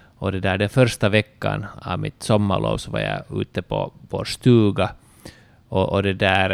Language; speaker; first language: Swedish; native; Swedish